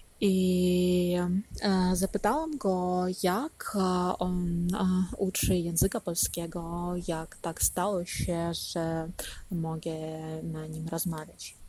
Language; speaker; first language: Polish; non-native, learner; Ukrainian